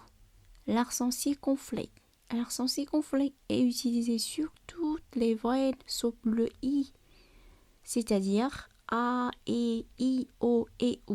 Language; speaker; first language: French; non-native, learner; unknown